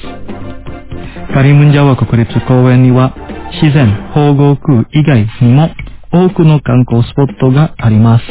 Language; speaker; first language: Japanese; non-native, fluent; Indonesian